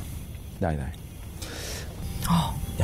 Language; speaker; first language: Vietnamese; non-native, learner; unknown